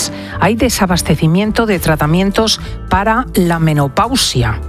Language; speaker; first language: Spanish; native; Spanish